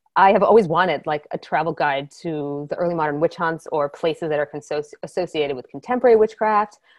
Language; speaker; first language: English; native; English